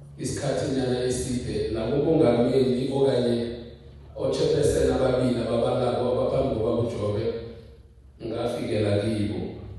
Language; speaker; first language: Zulu; non-native, local second language; South Ndebele